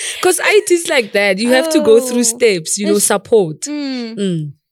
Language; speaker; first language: English; non-native, local second language; Tswana